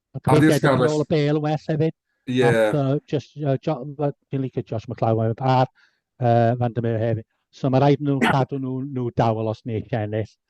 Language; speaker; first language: Welsh; native; Welsh